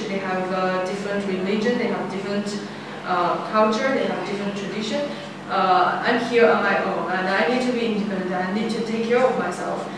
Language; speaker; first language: English; non-native, fluent; Chinese